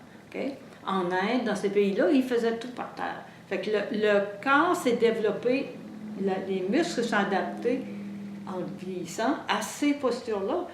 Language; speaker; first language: French; native; French